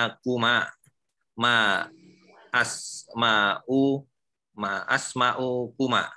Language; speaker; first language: Arabic; non-native, learner; Indonesian